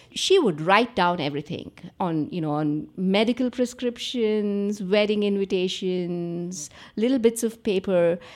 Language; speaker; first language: English; non-native, local second language; Telugu